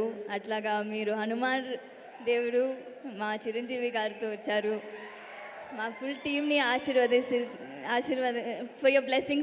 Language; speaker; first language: Telugu; non-native, local second language; Tamil